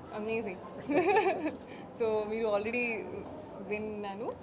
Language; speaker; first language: Telugu; non-native, learner; Hindi